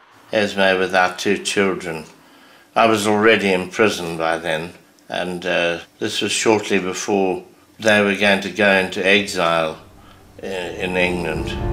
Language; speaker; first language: English; native; English